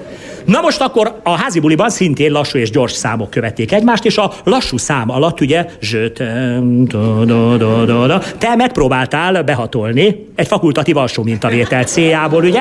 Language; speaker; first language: Hungarian; native; Hungarian